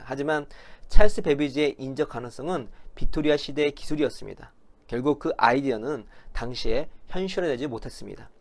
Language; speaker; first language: Korean; native; Korean